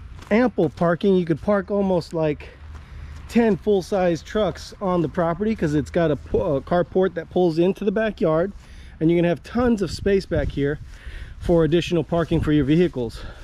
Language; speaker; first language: English; native; English